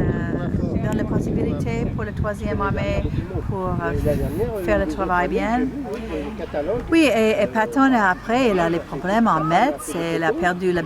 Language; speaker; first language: French; non-native, learner; English